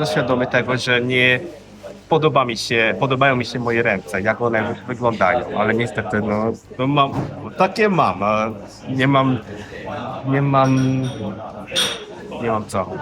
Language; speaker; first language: Polish; non-native, learner; English